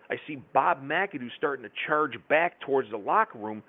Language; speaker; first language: English; native; English